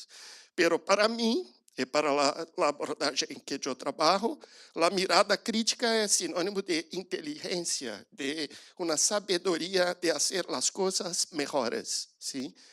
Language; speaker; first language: Spanish; non-native, learner; Portuguese